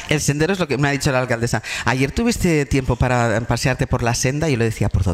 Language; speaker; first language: Spanish; native; Spanish